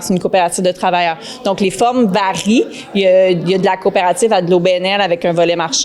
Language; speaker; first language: French; native; French